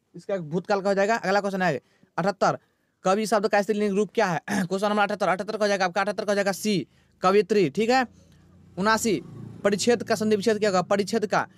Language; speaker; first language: Hindi; native; Hindi